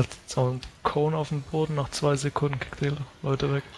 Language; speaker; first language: German; native; German